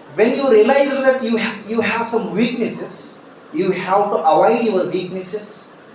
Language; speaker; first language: English; non-native, local second language; Kannada